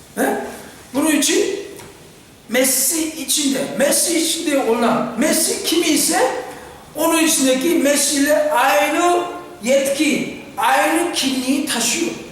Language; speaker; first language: Turkish; non-native, fluent; Korean